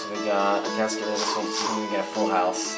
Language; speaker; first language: English; native; English